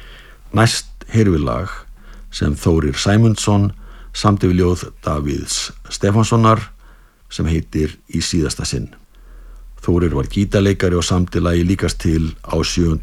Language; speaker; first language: Icelandic; native; Icelandic